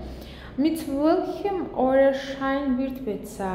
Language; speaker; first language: German; non-native, fluent; Azerbaijani